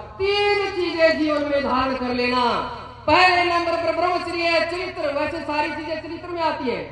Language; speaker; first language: Hindi; native; Hindi